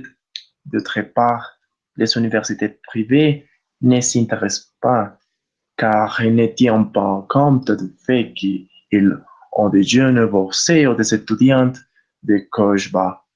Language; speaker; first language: French; non-native, learner; Spanish